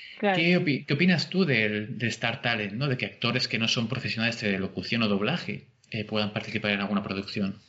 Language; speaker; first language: Spanish; native; Spanish